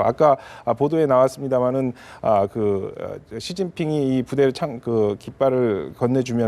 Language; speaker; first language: Korean; native; Korean